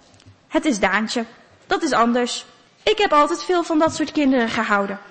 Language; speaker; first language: Dutch; native; Dutch